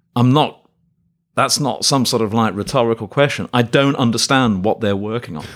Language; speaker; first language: English; native; English